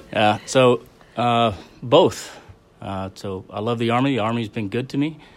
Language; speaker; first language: English; native; English